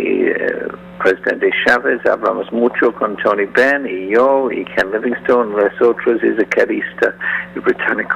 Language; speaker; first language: Spanish; non-native, learner; English